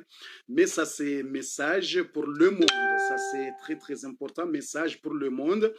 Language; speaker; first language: French; non-native, learner; Comorian